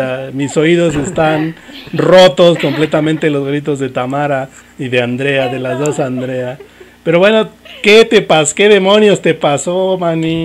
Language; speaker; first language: Spanish; native; Spanish